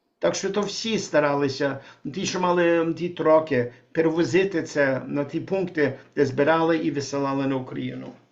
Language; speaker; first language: Ukrainian; early bilingual, heritage; Ukrainian